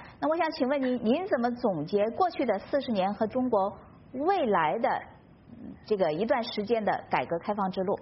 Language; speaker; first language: Chinese; native; Chinese